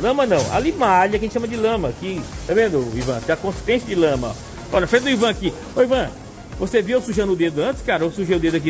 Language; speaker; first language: Portuguese; native; Portuguese